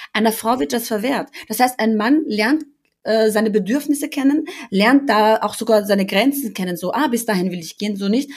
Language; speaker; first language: German; early bilingual, other home language; Albanian